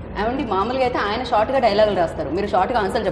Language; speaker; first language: Telugu; native; Telugu